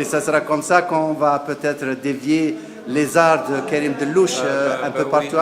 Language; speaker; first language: French; non-native, local second language; Arabic